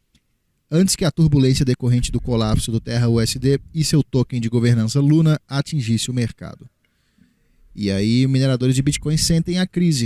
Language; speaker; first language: Portuguese; native; Portuguese